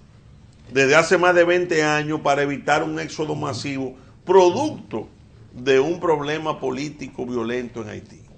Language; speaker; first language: Spanish; native; Spanish